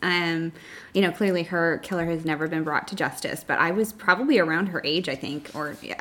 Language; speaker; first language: English; native; English